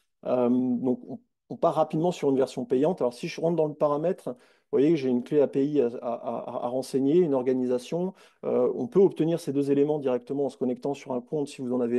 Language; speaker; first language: French; native; French